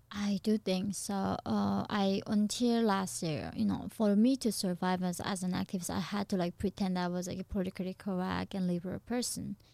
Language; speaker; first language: English; non-native, fluent; Korean